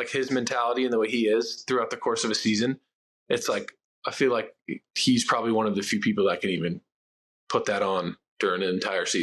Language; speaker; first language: English; native; English